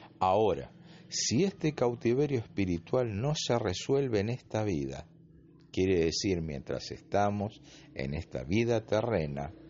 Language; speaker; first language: Spanish; native; Spanish